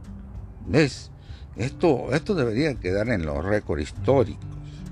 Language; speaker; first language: Spanish; native; Spanish